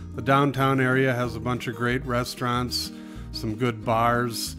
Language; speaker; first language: English; native; English